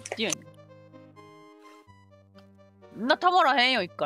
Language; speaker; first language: Japanese; native; Japanese